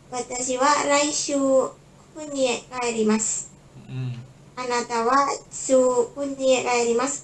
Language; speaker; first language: Japanese; non-native, learner; Indonesian